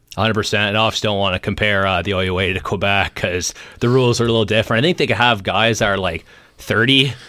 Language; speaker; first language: English; native; English